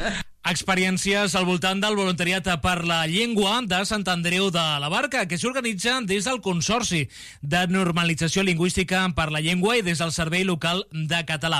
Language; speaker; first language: Catalan; native; Catalan